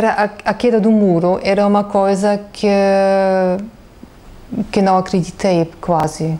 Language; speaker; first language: Portuguese; non-native, fluent; German